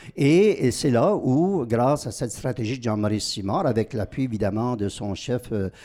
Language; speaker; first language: French; native; French